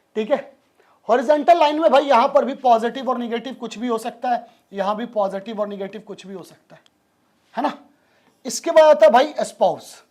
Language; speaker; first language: Hindi; native; Hindi